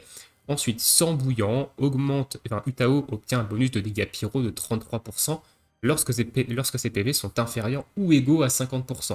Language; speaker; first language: French; native; French